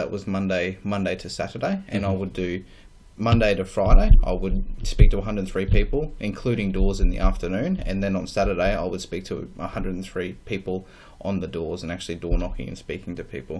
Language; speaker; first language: English; native; English